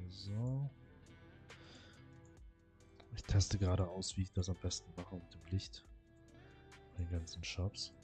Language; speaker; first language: German; native; German